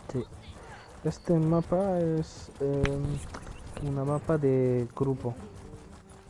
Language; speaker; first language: Spanish; non-native, learner; French